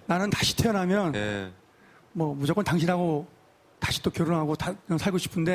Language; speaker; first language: Korean; native; Korean